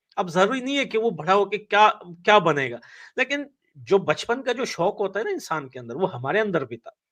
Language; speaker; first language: Hindi; non-native, fluent; Pashto